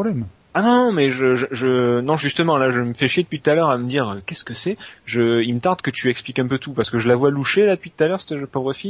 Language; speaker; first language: French; native; French